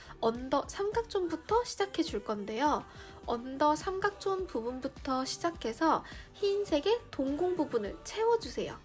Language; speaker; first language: Korean; native; Korean